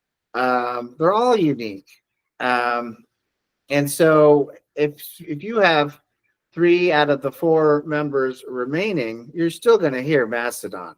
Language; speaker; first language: English; native; English